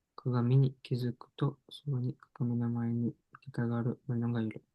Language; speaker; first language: Japanese; non-native, fluent; Indonesian